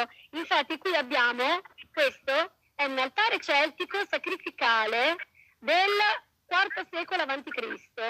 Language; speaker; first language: Italian; native; Italian